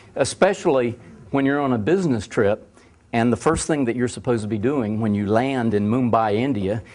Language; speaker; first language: English; native; English